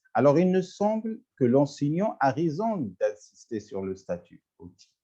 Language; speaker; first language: French; non-native, local second language; Arabic